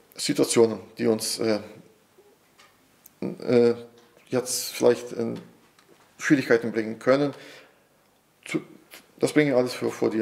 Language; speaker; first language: German; non-native, fluent; Portuguese